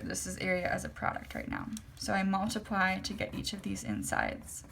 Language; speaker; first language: English; native; English